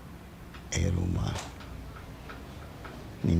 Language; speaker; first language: Hebrew; non-native, fluent; German